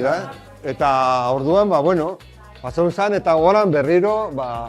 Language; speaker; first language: Basque; non-native, local second language; Spanish